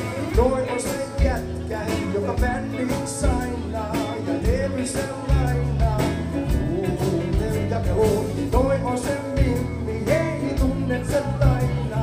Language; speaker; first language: Finnish; native; Finnish